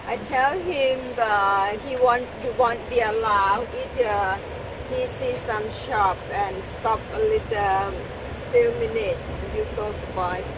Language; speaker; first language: English; non-native, learner; Thai